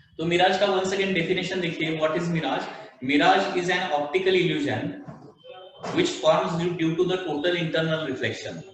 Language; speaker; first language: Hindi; non-native, local second language; Marathi